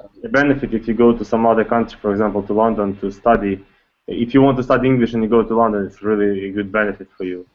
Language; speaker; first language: English; non-native, fluent; Russian